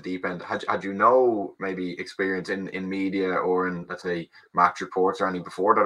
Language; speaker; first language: English; native; English